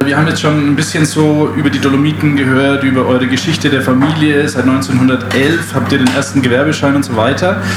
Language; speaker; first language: German; native; German